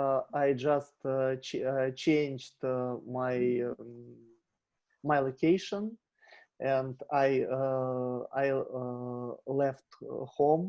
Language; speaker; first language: English; non-native, learner; Russian